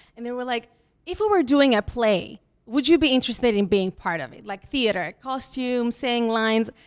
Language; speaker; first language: English; non-native, fluent; Greek